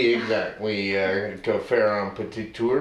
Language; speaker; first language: French; non-native, learner; English